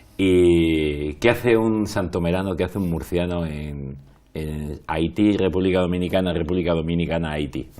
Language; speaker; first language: Spanish; native; Spanish